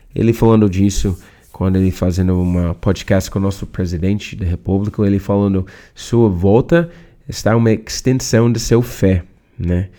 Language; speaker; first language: Portuguese; non-native, learner; English